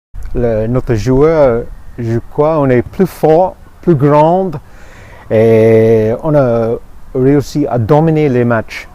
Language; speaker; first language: French; non-native, fluent; English